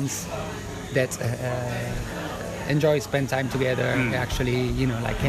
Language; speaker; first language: English; non-native, fluent; Italian